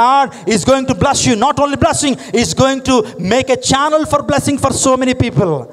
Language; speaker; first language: English; non-native, local second language; Telugu